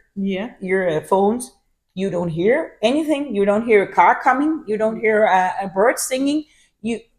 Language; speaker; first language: English; non-native, fluent; Danish